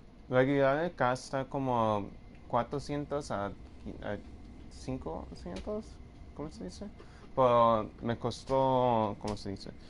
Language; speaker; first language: Spanish; early bilingual, heritage; Spanish